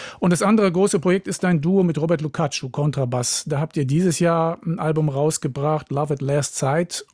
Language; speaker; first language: German; native; German